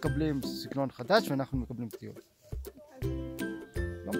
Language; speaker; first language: Hebrew; non-native, fluent; Japanese